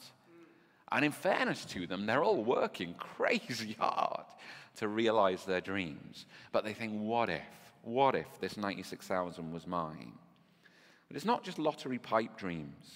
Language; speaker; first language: English; native; English